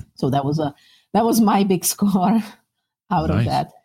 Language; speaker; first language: English; non-native, fluent; Czech